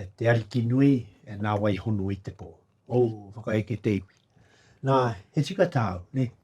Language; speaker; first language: Māori; native; Māori